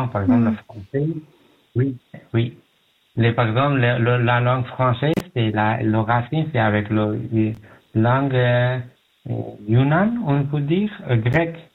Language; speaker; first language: French; non-native, learner; Pashto